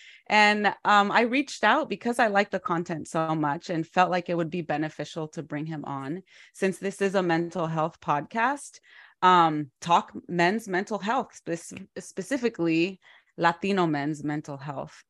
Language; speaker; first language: English; early bilingual, other home language; Spanish